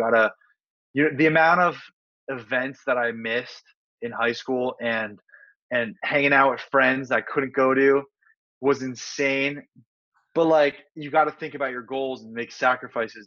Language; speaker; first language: English; native; English